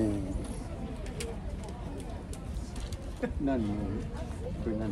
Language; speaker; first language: Japanese; non-native, learner; English